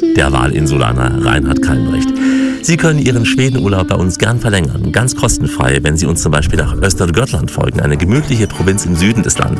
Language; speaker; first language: German; native; German